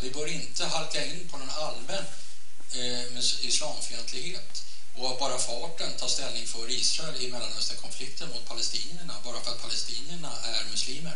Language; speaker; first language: Swedish; native; Swedish